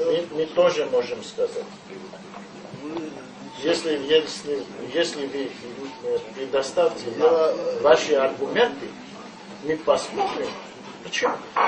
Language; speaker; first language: Russian; non-native, local second language; Armenian